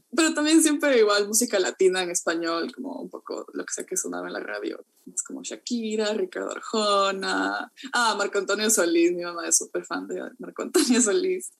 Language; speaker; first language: Spanish; native; Spanish